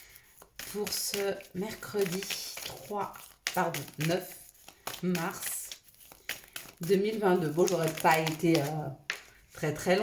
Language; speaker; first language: French; native; French